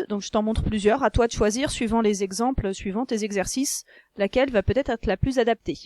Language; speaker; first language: French; native; French